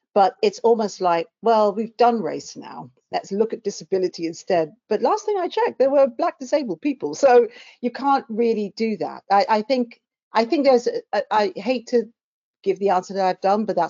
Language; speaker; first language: English; native; English